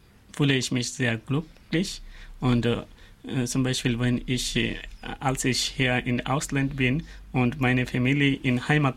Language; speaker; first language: German; non-native, learner; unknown